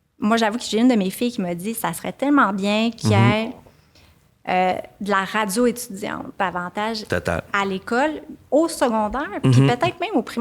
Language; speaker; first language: French; native; French